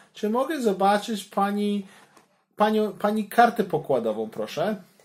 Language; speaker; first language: Polish; non-native, learner; English